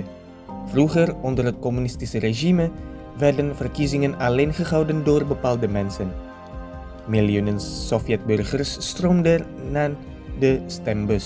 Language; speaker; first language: Dutch; non-native, fluent; Indonesian